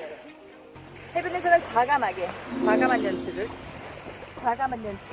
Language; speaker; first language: Korean; native; Korean